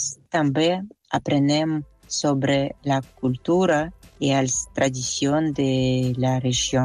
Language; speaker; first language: Catalan; non-native, learner; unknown